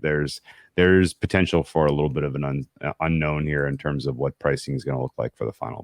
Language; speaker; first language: English; native; English